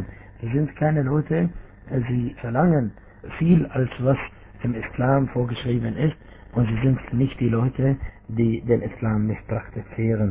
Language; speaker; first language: German; non-native, fluent; Arabic